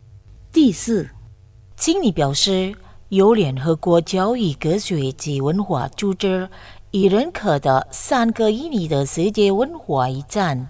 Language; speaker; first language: Chinese; non-native, fluent; Indonesian